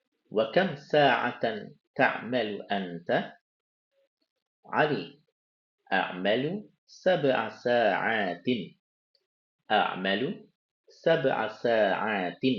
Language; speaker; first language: Arabic; non-native, fluent; Indonesian